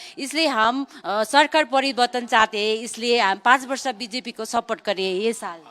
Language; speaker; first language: Hindi; non-native, local second language; Nepali